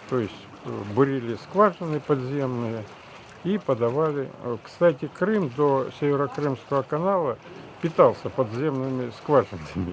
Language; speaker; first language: Russian; native; Russian